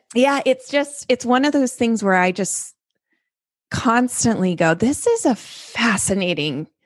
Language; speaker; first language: English; native; English